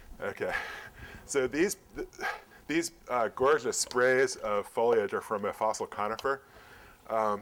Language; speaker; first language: English; native; English